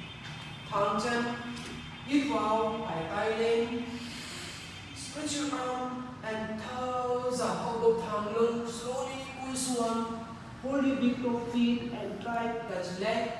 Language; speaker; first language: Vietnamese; non-native, learner; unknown